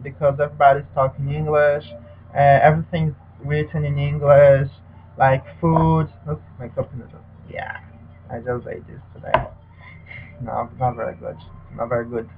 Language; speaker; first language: English; non-native, learner; Portuguese